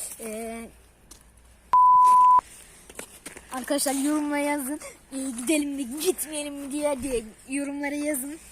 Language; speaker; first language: Turkish; native; Turkish